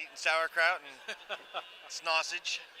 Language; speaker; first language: English; native; English